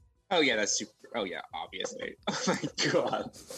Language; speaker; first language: English; native; English